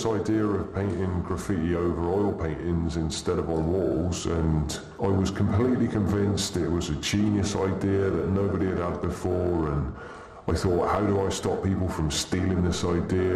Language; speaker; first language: English; native; English